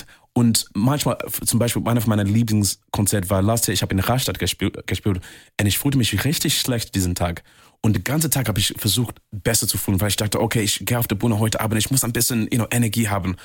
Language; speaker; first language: German; non-native, fluent; English